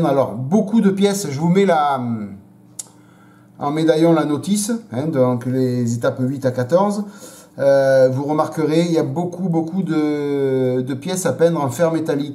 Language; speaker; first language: French; native; French